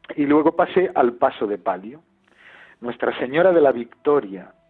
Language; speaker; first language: Spanish; native; Spanish